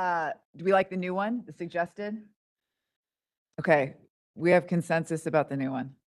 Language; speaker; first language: English; native; English